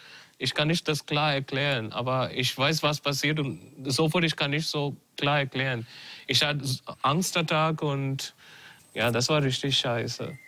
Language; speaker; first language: German; non-native, learner; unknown